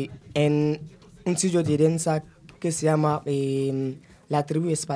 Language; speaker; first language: Spanish; non-native, fluent; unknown